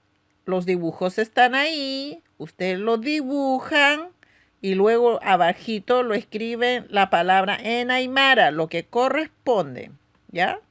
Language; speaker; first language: Spanish; non-native, local second language; Aymara